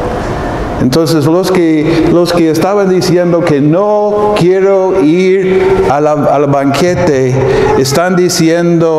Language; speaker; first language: Spanish; non-native, fluent; English